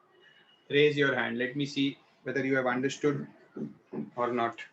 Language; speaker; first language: English; non-native, local second language; Hindi